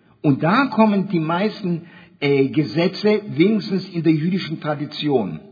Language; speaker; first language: German; early bilingual, heritage; German